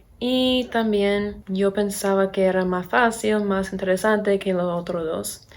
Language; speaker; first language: Spanish; non-native, fluent; English